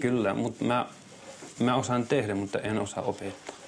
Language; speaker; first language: Finnish; non-native, fluent; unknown